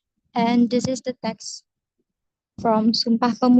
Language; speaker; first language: English; non-native, learner; Indonesian